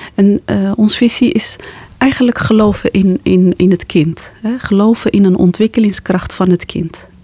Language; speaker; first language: Dutch; non-native, fluent; Arabic